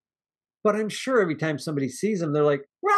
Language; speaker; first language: English; native; English